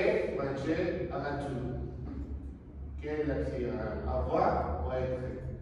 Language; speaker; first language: French; non-native, learner; Spanish